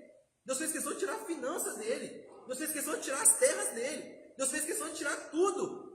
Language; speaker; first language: Portuguese; native; Portuguese